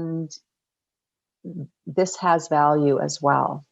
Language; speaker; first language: English; native; English